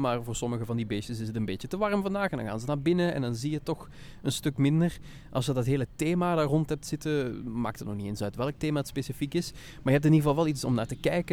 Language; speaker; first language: Dutch; native; Dutch